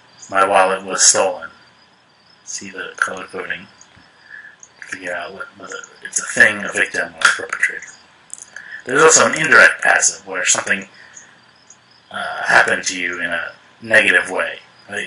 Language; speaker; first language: English; native; English